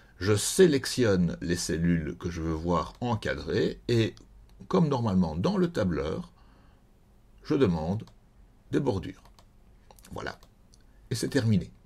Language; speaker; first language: French; native; French